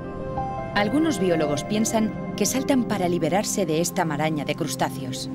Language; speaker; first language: Spanish; native; Spanish